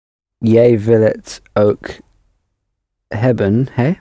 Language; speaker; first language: Dutch; non-native, learner; English